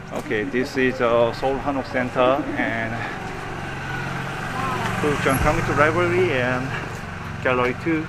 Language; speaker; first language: English; non-native, fluent; Korean